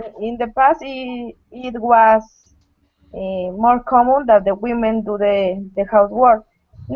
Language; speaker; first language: English; non-native, learner; Spanish